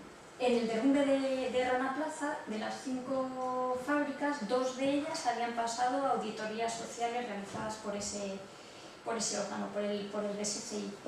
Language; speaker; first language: Spanish; native; Spanish